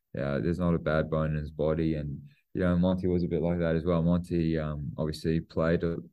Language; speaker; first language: English; native; English